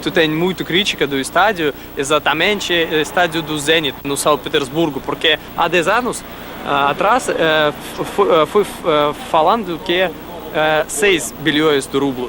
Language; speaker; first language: Portuguese; non-native, learner; Russian